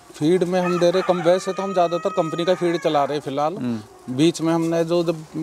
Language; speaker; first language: Hindi; native; Hindi